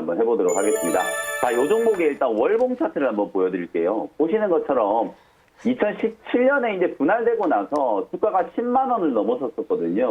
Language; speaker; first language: Korean; native; Korean